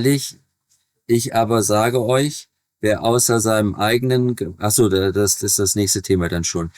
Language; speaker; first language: German; native; German